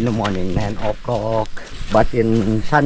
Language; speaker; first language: English; non-native, learner; Indonesian